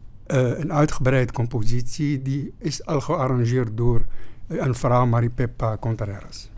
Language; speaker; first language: Dutch; non-native, fluent; Arabic